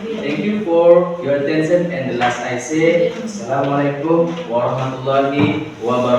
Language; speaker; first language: English; non-native, learner; Indonesian